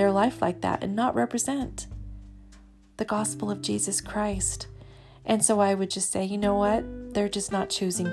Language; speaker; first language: English; native; English